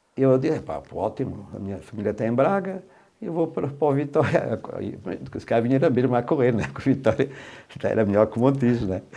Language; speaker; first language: Portuguese; native; Portuguese